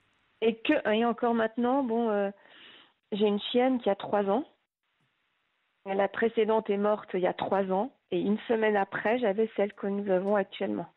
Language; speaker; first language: French; native; French